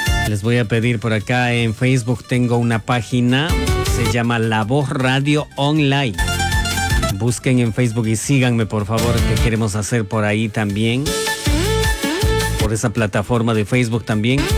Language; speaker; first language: Spanish; non-native, local second language; Quechua